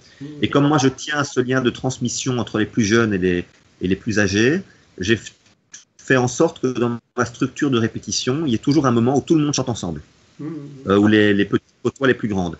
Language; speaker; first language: French; native; French